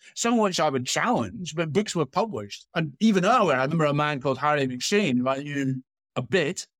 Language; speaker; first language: English; native; English